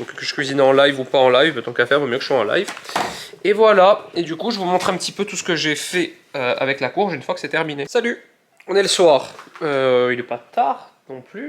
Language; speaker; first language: French; native; French